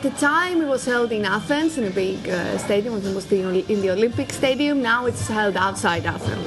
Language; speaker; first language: English; non-native, fluent; Greek